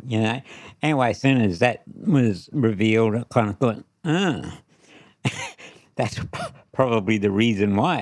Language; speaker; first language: English; native; English